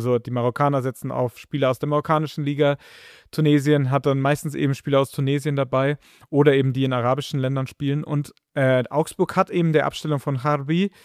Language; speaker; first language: German; native; German